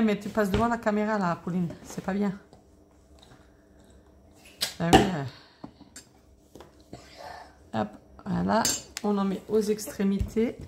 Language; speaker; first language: French; native; French